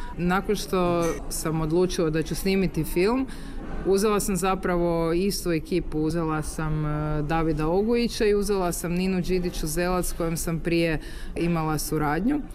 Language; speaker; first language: Serbian; native; Serbian